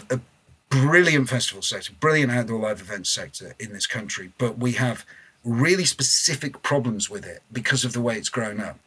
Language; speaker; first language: English; native; English